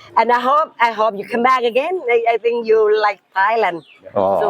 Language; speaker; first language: English; non-native, learner; Thai